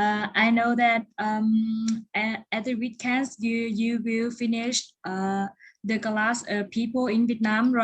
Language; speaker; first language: English; non-native, learner; Vietnamese